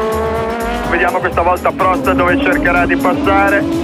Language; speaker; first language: Italian; native; Italian